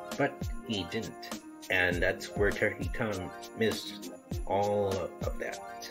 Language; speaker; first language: English; native; English